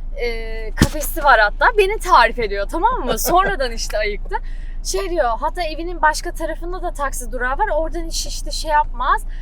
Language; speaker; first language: Turkish; native; Turkish